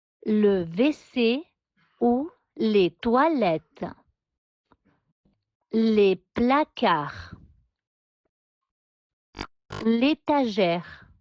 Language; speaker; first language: French; non-native, fluent; Spanish